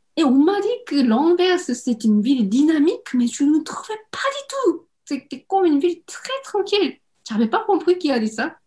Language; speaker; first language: French; non-native, fluent; Korean